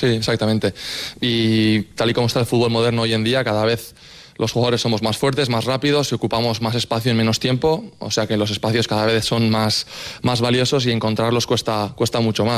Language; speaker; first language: Spanish; native; Spanish